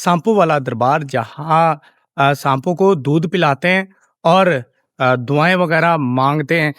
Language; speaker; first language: Urdu; non-native, local second language; Punjabi